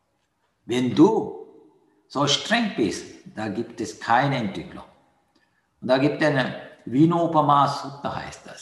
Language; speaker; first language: German; non-native, learner; Sinhala